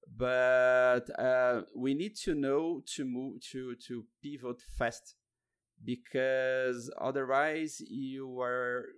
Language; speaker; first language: English; non-native, fluent; Portuguese